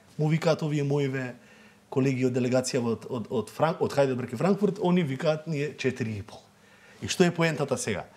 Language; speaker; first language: Macedonian; native; Macedonian